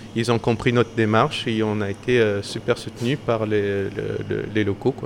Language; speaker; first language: French; non-native, fluent; Portuguese